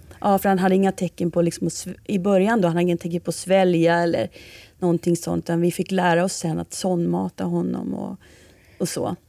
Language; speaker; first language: Swedish; native; Swedish